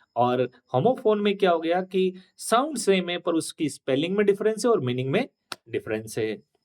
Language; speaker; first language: Hindi; native; Hindi